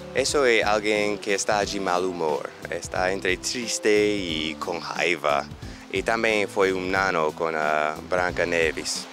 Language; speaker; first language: Portuguese; non-native, fluent; English